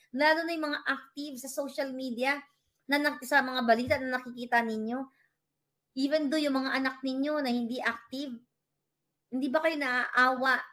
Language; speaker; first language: Filipino; non-native, local second language; Cebuano